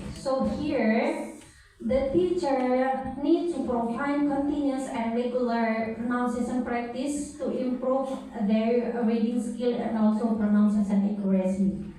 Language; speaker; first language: English; non-native, learner; Indonesian